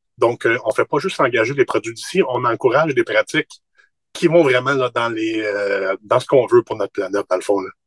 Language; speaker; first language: French; native; French